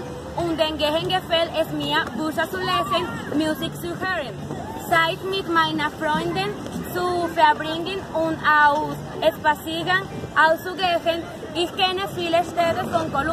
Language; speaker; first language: German; non-native, learner; Spanish